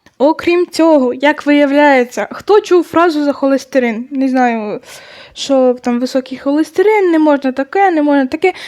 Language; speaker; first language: Ukrainian; non-native, local second language; Russian